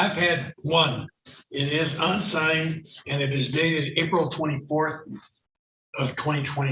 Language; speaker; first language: English; native; English